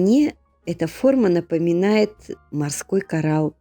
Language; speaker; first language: Russian; native; Russian